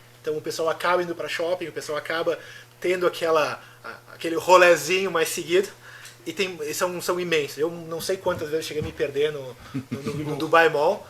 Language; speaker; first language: Portuguese; native; Portuguese